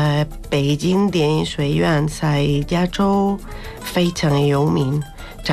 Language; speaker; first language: Chinese; non-native, learner; Spanish